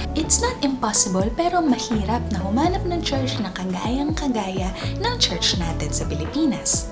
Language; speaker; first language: Filipino; native; Filipino